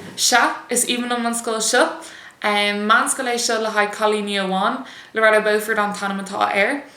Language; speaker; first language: Irish; non-native, local second language; English